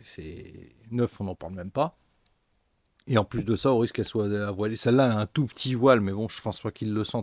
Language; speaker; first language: French; native; French